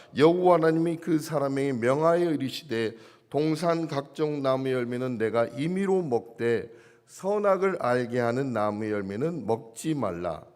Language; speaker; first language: Korean; native; Korean